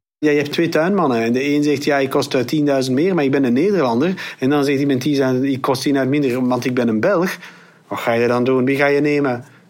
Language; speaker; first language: Dutch; non-native, local second language; French